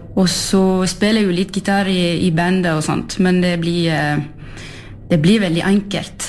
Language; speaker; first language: Norwegian; early bilingual, heritage; French